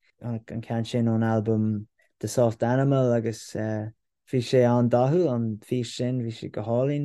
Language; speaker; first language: Irish; non-native, local second language; English